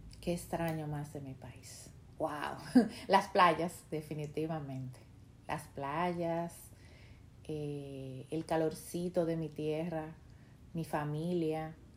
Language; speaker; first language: Spanish; native; Spanish